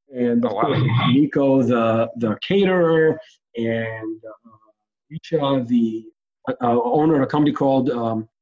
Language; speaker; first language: English; early bilingual, other home language; Hebrew